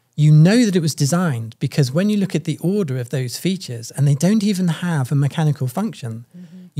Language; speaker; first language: English; native; English